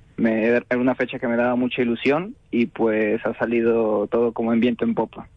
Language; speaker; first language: Spanish; native; Spanish